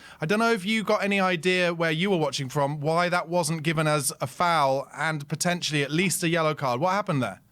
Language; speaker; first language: English; native; English